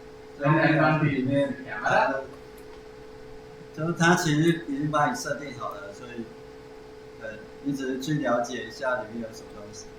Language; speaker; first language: Chinese; native; Chinese